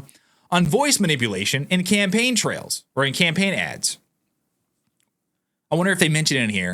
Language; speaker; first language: English; native; English